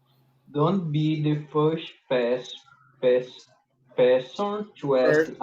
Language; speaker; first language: English; non-native, learner; Portuguese